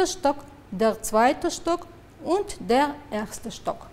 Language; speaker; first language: German; non-native, fluent; Uzbek